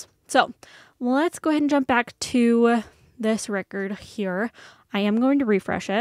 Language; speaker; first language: English; native; English